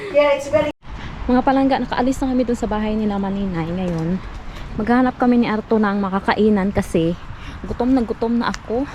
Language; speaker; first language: Filipino; non-native, local second language; Cebuano